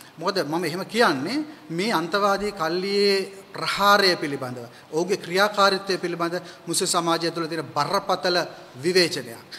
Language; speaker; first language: Sinhala; non-native, local second language; Tamil